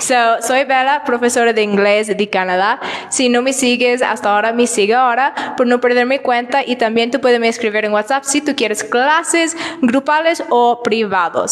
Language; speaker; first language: Spanish; non-native, learner; English